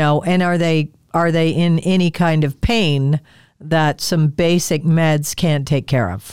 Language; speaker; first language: English; native; English